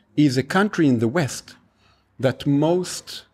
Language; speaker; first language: English; non-native, fluent; Hebrew